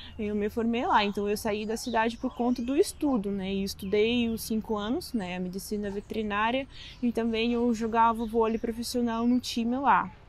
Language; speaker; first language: Portuguese; non-native, fluent; Russian